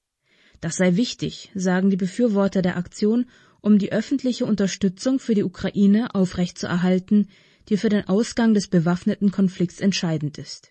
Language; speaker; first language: German; native; German